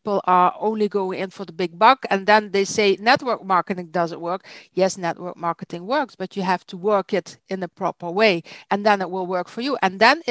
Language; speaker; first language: English; non-native, fluent; Dutch